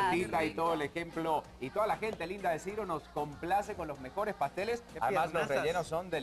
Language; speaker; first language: Spanish; native; Spanish